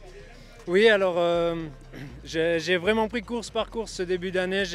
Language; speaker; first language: French; native; French